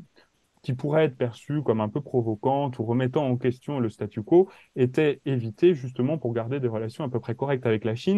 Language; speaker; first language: French; native; French